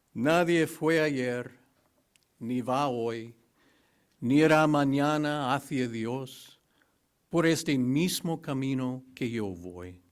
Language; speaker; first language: Spanish; non-native, learner; English